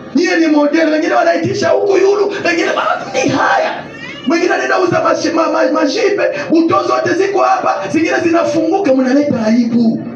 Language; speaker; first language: Swahili; non-native, local second language; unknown